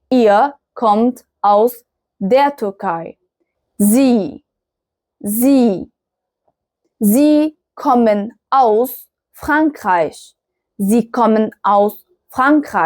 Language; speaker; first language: German; non-native, fluent; Arabic